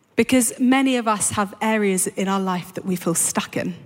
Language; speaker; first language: English; native; English